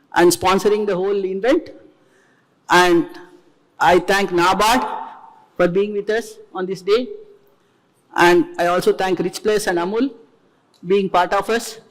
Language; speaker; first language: English; non-native, local second language; Tamil